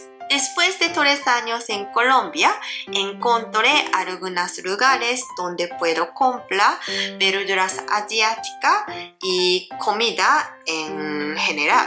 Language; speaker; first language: Spanish; non-native, learner; Japanese